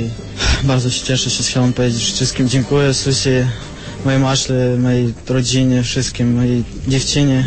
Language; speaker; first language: Polish; non-native, learner; Russian